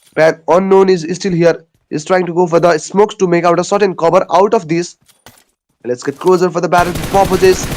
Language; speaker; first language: English; non-native, local second language; Nepali